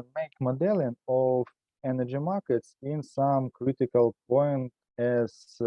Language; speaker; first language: English; non-native, learner; Ukrainian